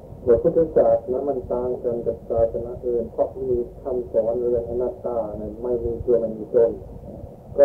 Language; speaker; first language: Thai; non-native, learner; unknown